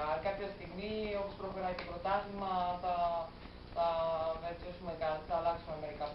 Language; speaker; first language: Greek; non-native, fluent; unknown